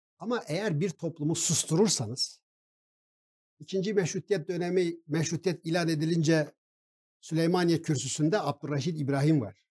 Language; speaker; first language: Turkish; non-native, local second language; Kurdish